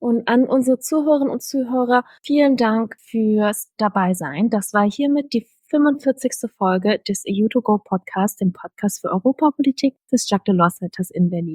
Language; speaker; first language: German; native; German